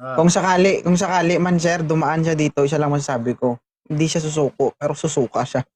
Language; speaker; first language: Filipino; non-native, local second language; Hiligaynon